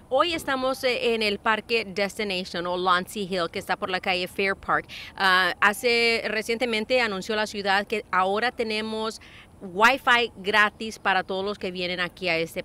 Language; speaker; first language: Spanish; early bilingual, heritage; Spanish